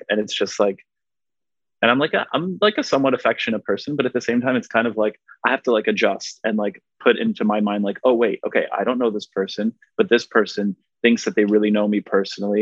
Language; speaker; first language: English; non-native, fluent; Polish